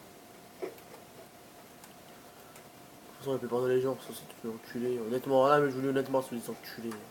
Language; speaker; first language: French; native; French